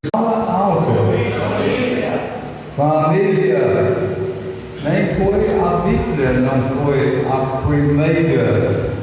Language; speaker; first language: Portuguese; non-native, fluent; English